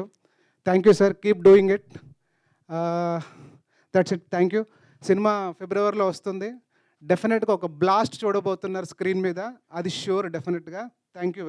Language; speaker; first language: Telugu; native; Telugu